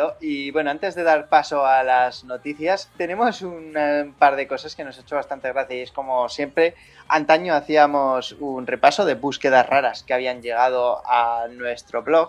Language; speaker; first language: Spanish; native; Spanish